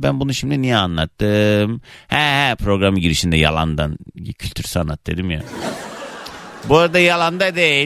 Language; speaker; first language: Turkish; native; Turkish